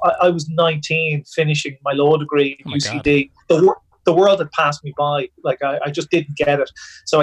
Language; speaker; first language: English; native; English